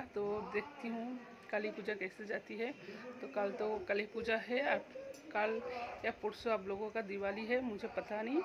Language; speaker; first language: Hindi; non-native, local second language; Bangla